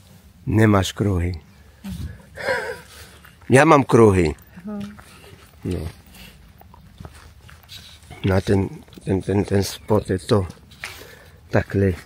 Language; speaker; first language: Czech; non-native, learner; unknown